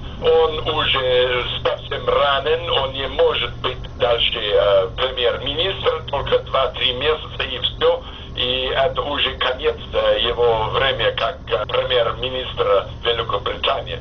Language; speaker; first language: Russian; non-native, fluent; English